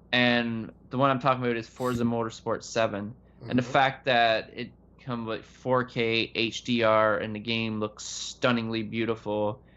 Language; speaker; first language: English; native; English